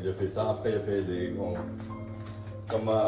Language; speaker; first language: French; non-native, fluent; Vietnamese